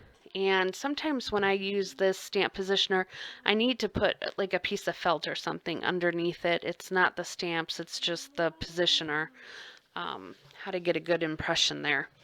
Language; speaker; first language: English; native; English